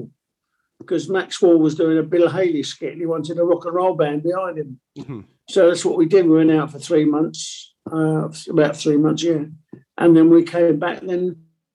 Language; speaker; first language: English; non-native, local second language; Italian